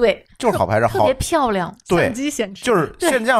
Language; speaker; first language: Chinese; native; Chinese